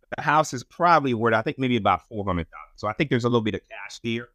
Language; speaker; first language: English; non-native, fluent; Haitian Creole